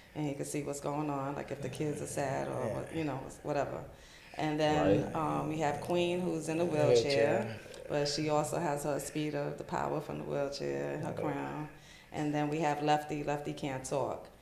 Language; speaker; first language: English; native; English